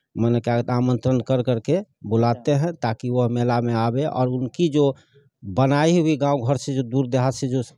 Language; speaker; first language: Hindi; native; Hindi